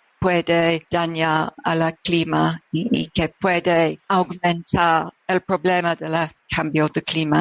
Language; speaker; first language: Spanish; non-native, learner; English